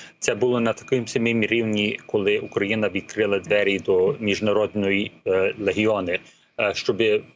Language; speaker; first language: Ukrainian; early bilingual, heritage; Ukrainian